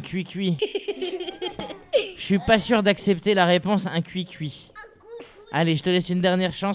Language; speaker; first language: French; native; French